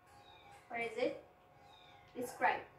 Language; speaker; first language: English; non-native, fluent; Indonesian